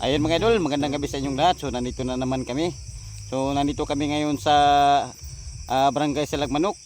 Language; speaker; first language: Filipino; non-native, local second language; Cebuano